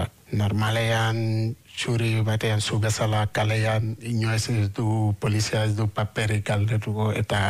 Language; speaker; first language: Basque; non-native, learner; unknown